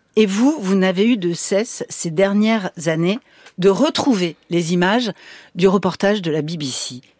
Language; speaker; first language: French; native; French